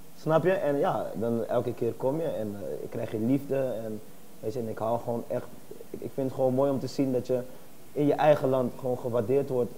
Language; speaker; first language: Dutch; native; Dutch